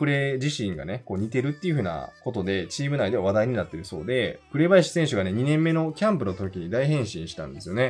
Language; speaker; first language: Japanese; native; Japanese